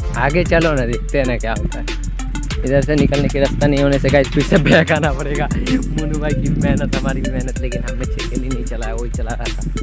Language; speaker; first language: Hindi; non-native, local second language; Bangla